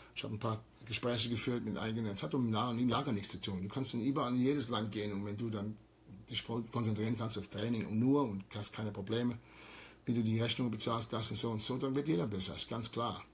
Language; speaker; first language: German; early bilingual, heritage; German